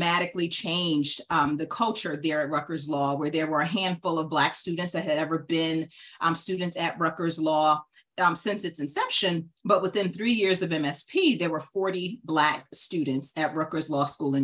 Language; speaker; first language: English; native; English